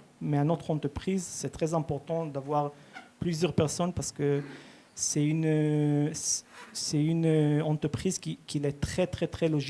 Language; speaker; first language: French; early bilingual, heritage; Hebrew